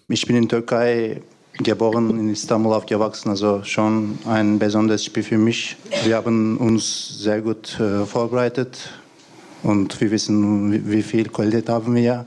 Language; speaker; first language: German; non-native, fluent; Turkish